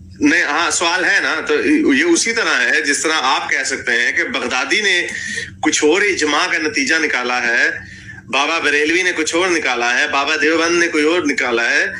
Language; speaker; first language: Urdu; native; Urdu